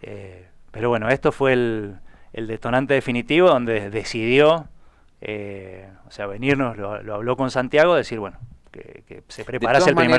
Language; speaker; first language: Spanish; native; Spanish